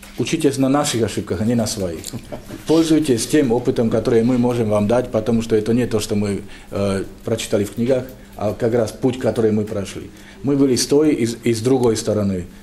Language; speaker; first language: Russian; non-native, fluent; Slovak